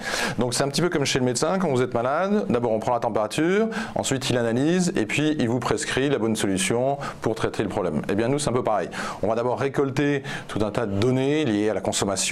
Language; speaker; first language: French; native; French